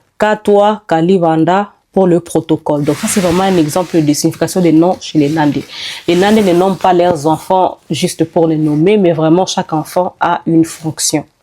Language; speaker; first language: French; non-native, local second language; Nande